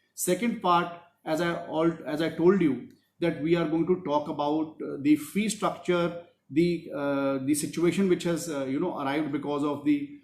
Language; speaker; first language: English; non-native, local second language; Punjabi